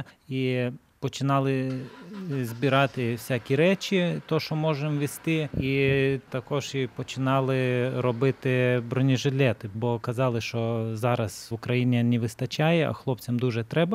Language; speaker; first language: Ukrainian; non-native, fluent; Lithuanian